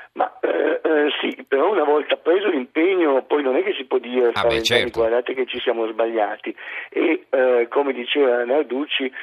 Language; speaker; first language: Italian; native; Italian